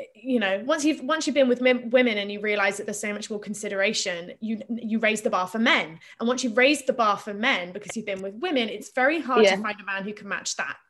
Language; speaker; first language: English; native; English